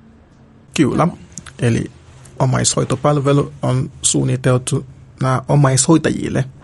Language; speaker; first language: Finnish; non-native, fluent; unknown